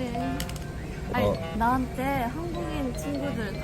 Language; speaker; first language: Korean; non-native, learner; Japanese